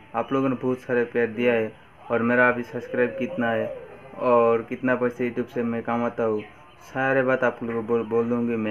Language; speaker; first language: Hindi; non-native, local second language; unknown